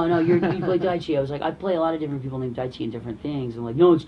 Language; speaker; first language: English; native; English